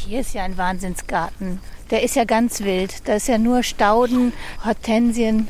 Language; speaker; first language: German; native; German